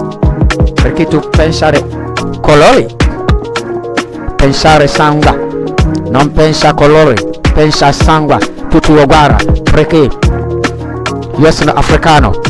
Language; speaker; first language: Italian; non-native, learner; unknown